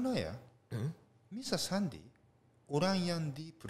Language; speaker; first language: Indonesian; non-native, learner; Japanese